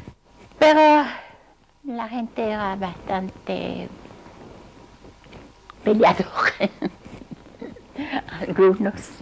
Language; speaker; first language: Spanish; non-native, fluent; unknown